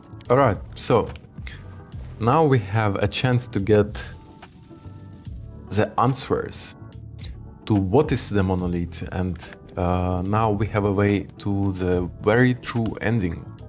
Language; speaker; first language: English; non-native, fluent; Russian